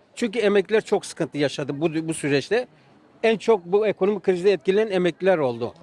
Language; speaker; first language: Turkish; native; Turkish